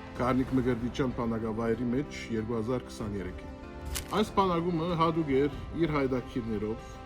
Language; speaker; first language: Armenian; early bilingual, heritage; Armenian